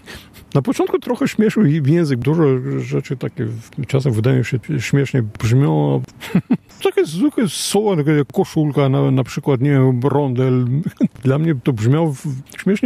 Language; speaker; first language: Polish; non-native, fluent; Armenian